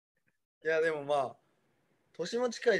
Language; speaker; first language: Japanese; non-native, fluent; Korean